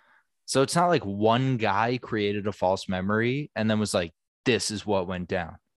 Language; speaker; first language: English; native; English